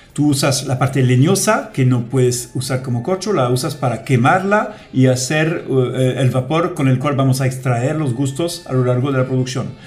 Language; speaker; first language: Spanish; non-native, fluent; French